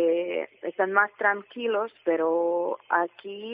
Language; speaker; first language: Spanish; non-native, fluent; Ukrainian